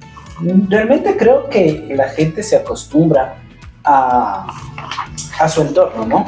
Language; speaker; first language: Spanish; native; Spanish